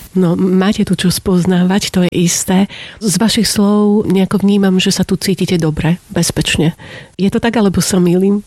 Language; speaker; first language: Slovak; native; Slovak